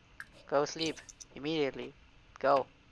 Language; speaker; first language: English; non-native, fluent; German